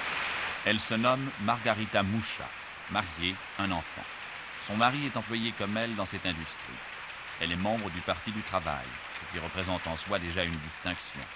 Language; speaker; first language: French; native; French